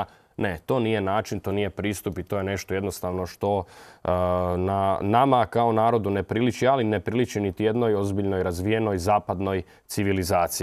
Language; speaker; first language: Serbian; native; Serbian